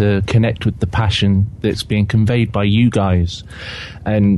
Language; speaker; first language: English; native; English